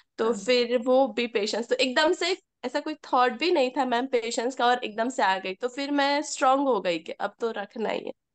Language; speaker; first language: Hindi; native; Hindi